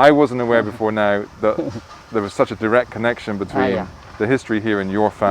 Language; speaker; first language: English; native; English